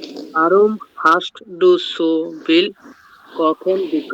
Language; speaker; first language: German; non-native, learner; Bangla